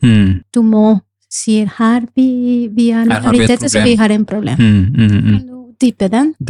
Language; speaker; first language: Norwegian; non-native, fluent; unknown